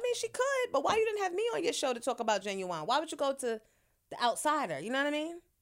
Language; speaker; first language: English; native; English